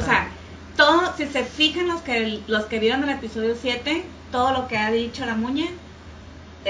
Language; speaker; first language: Spanish; native; Spanish